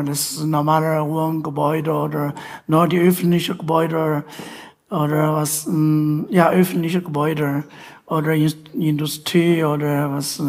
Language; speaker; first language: German; non-native, learner; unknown